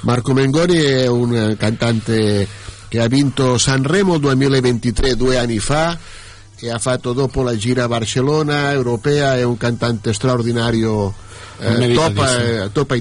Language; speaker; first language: Italian; non-native, learner; Catalan